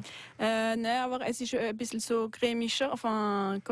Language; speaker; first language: German; non-native, local second language; French